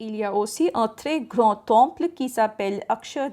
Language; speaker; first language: French; non-native, fluent; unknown